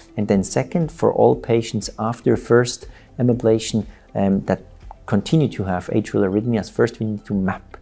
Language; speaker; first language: English; non-native, fluent; Swiss German